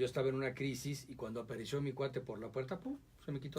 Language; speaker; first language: Spanish; native; Spanish